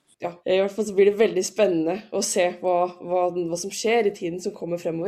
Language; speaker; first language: Norwegian; native; Norwegian